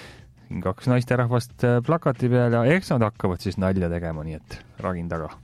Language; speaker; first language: Estonian; native; Estonian